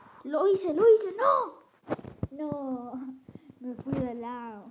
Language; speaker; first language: Spanish; early bilingual, other home language; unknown